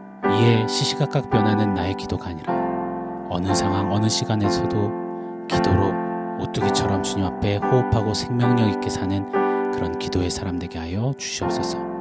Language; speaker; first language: Korean; native; Korean